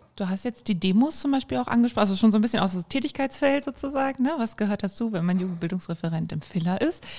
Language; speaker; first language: German; native; German